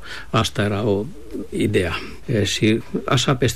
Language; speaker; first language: Romanian; non-native, fluent; Finnish